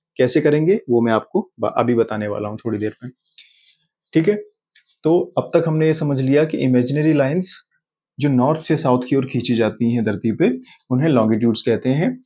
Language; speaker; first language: Hindi; native; Hindi